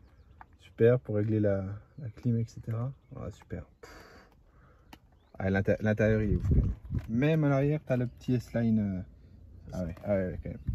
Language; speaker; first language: French; native; French